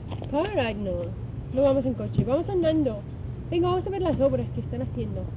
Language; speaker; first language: Spanish; native; Spanish